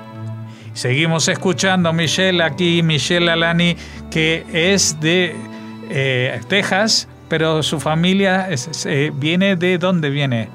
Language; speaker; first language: Spanish; native; Spanish